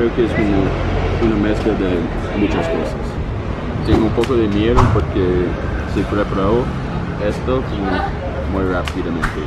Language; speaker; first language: Spanish; non-native, fluent; English